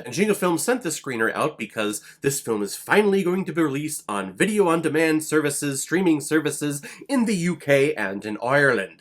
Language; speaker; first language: English; native; English